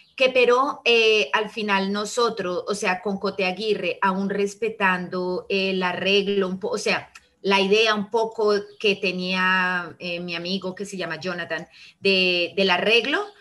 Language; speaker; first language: Spanish; early bilingual, heritage; Italian